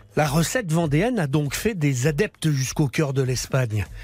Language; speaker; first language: French; native; French